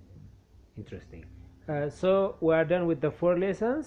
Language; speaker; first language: English; non-native, local second language; Amharic